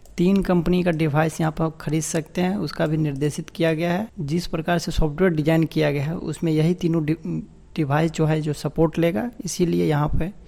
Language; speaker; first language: Hindi; native; Hindi